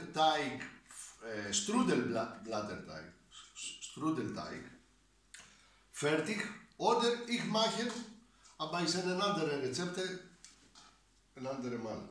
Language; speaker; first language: German; non-native, learner; Greek